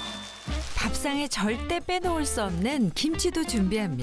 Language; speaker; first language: Korean; native; Korean